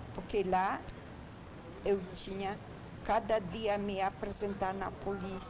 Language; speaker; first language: Portuguese; non-native, fluent; German